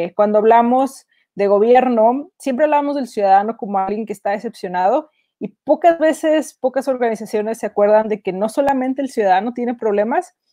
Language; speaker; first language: Spanish; native; Spanish